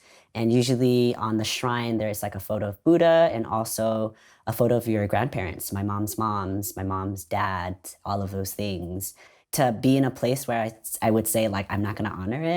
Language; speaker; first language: English; early bilingual, other home language; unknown